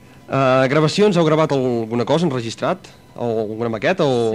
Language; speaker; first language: Catalan; native; Catalan